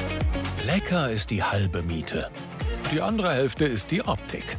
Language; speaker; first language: German; native; German